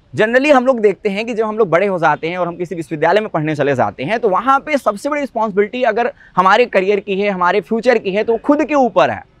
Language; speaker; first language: Hindi; native; Hindi